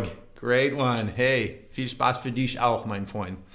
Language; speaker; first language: German; non-native, learner; English